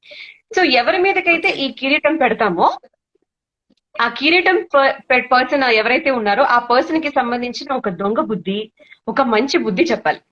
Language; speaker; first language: Telugu; native; Telugu